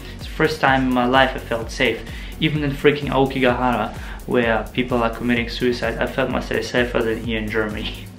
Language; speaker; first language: English; non-native, fluent; Russian